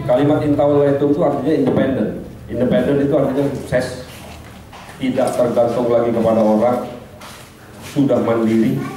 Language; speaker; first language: Indonesian; non-native, local second language; Madurese